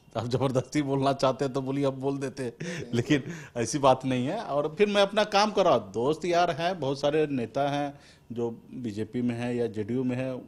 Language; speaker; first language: Hindi; native; Hindi